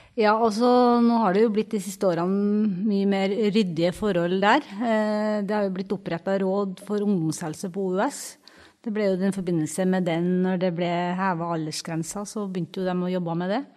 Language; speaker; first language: Norwegian; native; Norwegian